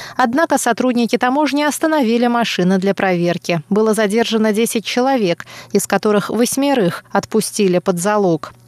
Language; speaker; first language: Russian; non-native, fluent; Chinese